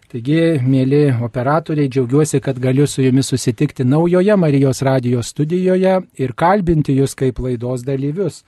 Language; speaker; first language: Lithuanian; native; Lithuanian